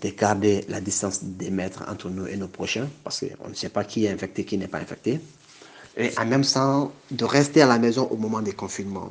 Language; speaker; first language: French; non-native, local second language; Bambara